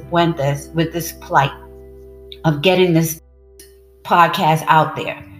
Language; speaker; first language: English; early bilingual, other home language; Spanish